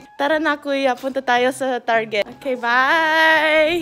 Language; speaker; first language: Filipino; early bilingual, heritage; English